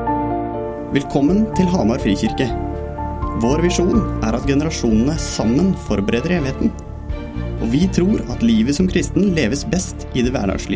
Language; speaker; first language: Norwegian; native; Norwegian